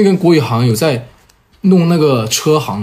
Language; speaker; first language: Chinese; native; Chinese